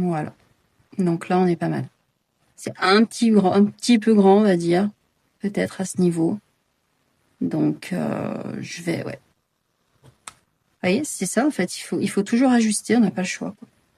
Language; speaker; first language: French; native; French